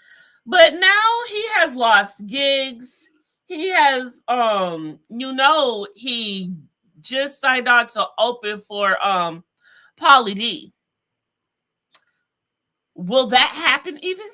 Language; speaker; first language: English; native; English